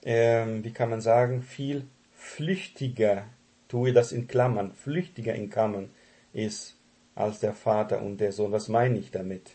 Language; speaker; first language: German; non-native, fluent; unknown